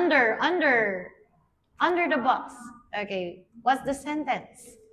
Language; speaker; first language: English; non-native, fluent; Vietnamese